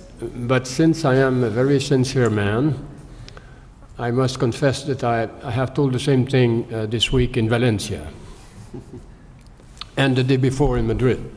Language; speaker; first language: English; non-native, local second language; French